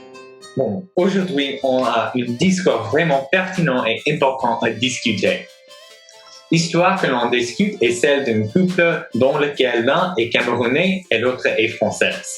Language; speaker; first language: French; non-native, learner; English